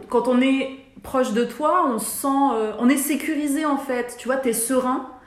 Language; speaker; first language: French; native; French